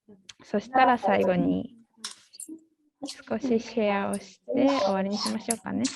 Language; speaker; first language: Japanese; native; Japanese